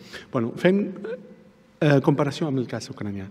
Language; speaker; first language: Catalan; non-native, fluent; Arabic